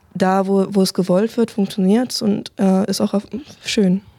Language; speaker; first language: German; native; German